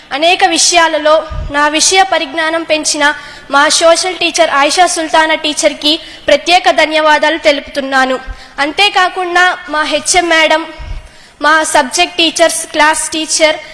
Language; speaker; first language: Telugu; native; Telugu